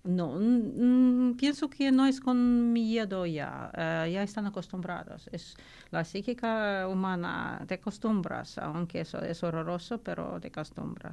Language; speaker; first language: Spanish; non-native, learner; Ukrainian